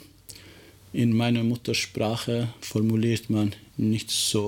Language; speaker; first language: German; non-native, fluent; Albanian